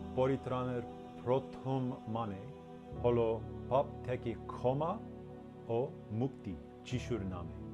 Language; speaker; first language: Bangla; non-native, learner; English